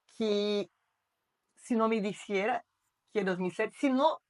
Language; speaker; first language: Spanish; non-native, fluent; Portuguese